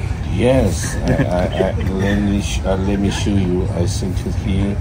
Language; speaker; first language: English; non-native, learner; Chinese